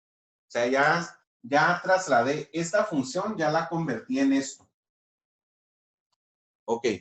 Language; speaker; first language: Spanish; native; Spanish